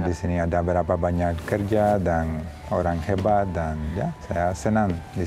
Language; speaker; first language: Indonesian; non-native, learner; Spanish